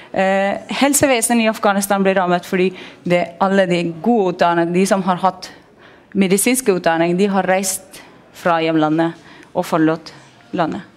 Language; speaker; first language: Norwegian; non-native, fluent; Persian